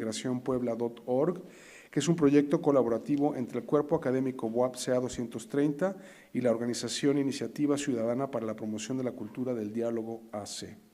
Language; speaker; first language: Spanish; native; Spanish